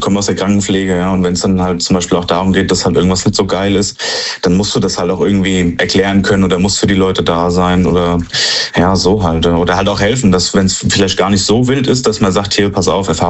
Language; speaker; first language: German; native; German